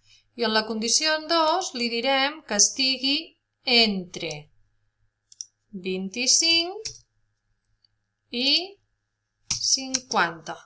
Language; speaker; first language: Catalan; native; Catalan